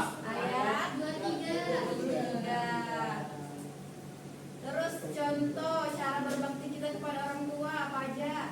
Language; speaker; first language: Indonesian; native; Indonesian